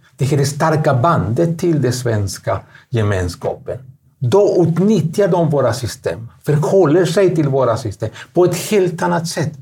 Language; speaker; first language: Swedish; non-native, fluent; Spanish